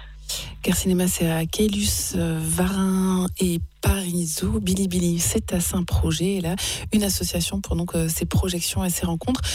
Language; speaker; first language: French; native; French